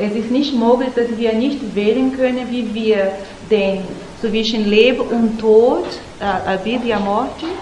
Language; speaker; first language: German; non-native, learner; Portuguese